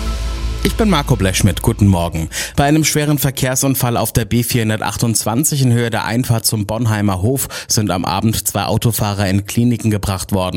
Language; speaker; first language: German; native; German